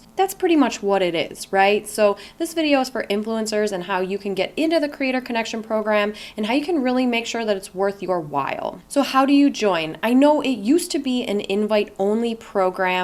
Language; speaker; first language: English; native; English